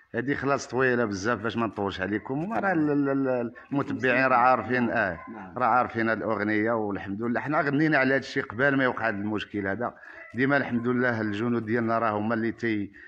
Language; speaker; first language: Arabic; native; Arabic